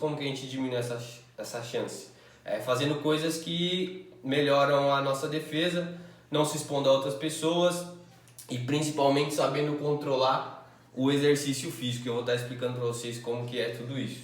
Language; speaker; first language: Portuguese; native; Portuguese